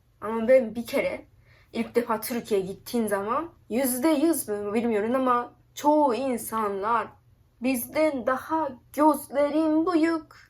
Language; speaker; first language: Turkish; non-native, learner; Japanese